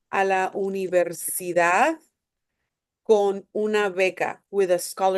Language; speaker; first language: Spanish; non-native, fluent; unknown